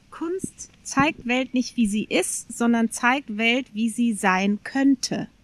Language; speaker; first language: German; native; German